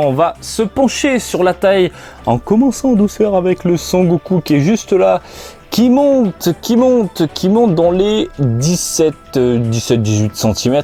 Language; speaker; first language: French; native; French